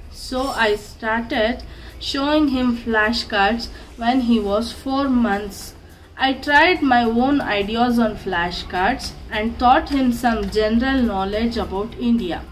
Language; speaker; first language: English; non-native, local second language; Kannada